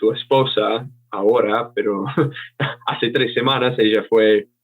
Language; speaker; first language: Spanish; non-native, fluent; English